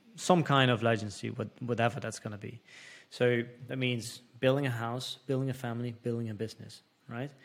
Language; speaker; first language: English; non-native, fluent; Dutch